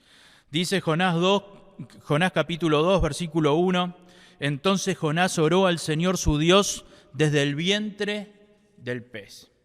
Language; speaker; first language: Spanish; native; Spanish